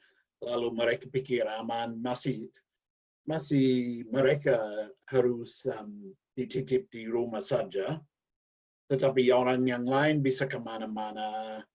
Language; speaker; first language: Indonesian; non-native, learner; English